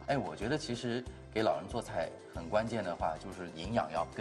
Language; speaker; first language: Chinese; native; Chinese